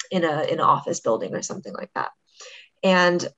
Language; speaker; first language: English; native; English